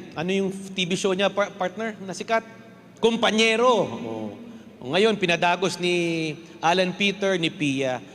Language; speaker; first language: Filipino; non-native, local second language; Bikol